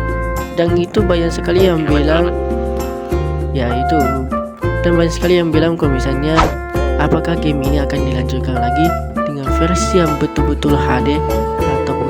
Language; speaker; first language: Indonesian; native; Indonesian